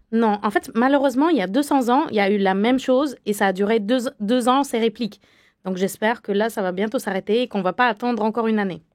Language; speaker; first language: French; non-native, fluent; Arabic